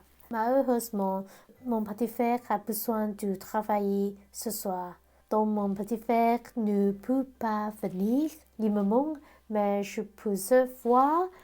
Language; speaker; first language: French; non-native, learner; Cantonese